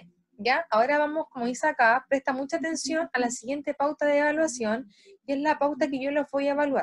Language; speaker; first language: Spanish; native; Spanish